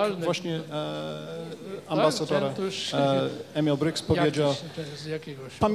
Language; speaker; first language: Polish; non-native, fluent; Japanese